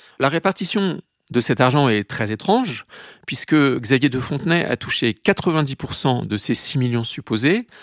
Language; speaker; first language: French; native; French